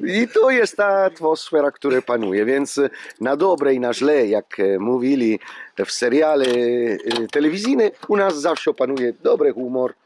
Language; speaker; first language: Polish; non-native, learner; Italian